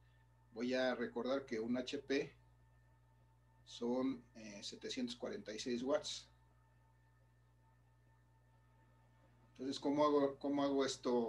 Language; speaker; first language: Spanish; native; Spanish